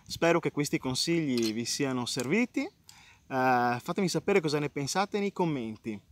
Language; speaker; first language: Italian; native; Italian